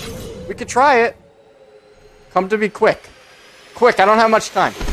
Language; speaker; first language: English; native; English